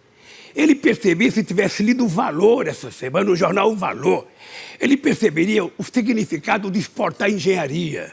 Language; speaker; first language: Portuguese; native; Portuguese